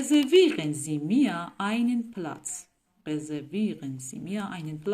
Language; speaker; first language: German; non-native, learner; Persian